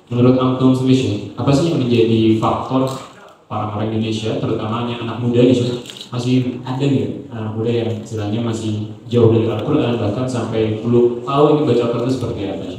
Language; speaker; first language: Indonesian; native; Indonesian